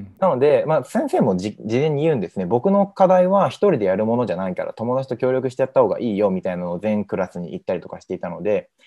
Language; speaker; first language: Japanese; native; Japanese